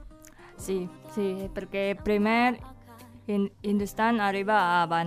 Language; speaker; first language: Catalan; non-native, learner; Indonesian